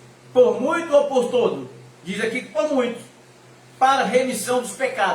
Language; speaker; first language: Portuguese; native; Portuguese